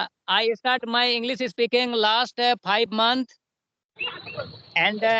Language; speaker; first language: English; non-native, learner; Hindi